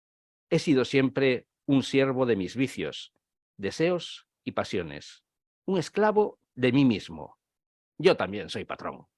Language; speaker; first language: Spanish; native; Spanish